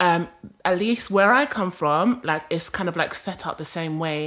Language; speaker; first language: English; non-native, local second language; Kinyarwanda